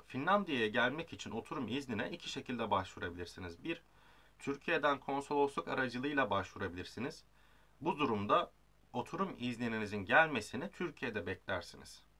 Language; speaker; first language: Turkish; native; Turkish